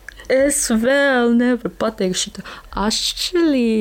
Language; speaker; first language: Latvian; non-native, learner; Japanese